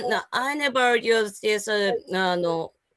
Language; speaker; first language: English; non-native, learner; Japanese